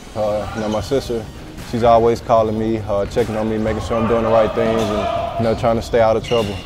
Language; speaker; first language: English; native; English